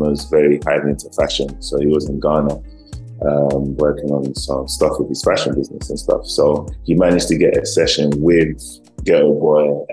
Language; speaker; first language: English; native; English